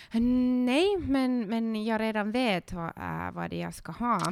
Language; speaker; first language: Swedish; non-native, learner; Finnish